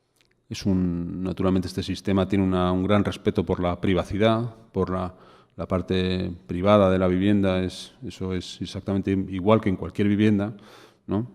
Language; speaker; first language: Spanish; native; Spanish